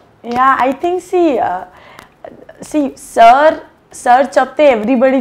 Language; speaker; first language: Telugu; non-native, learner; Gujarati